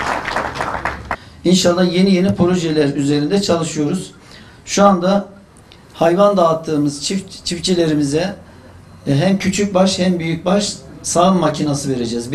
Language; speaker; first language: Turkish; native; Turkish